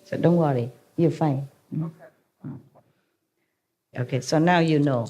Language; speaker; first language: English; non-native, fluent; Vietnamese